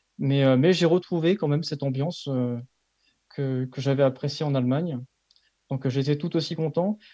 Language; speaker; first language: French; native; French